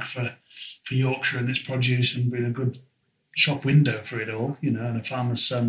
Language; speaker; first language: English; native; English